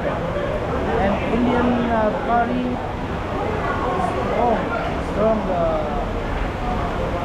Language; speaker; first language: English; non-native, learner; Indonesian